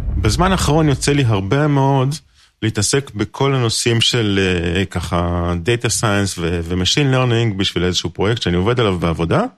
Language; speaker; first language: Hebrew; native; Hebrew